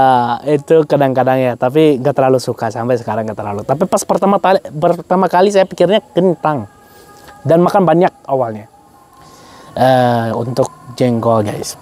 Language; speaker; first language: Indonesian; non-native, fluent; Arabic